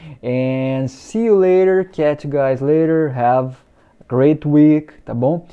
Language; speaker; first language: English; non-native, fluent; Portuguese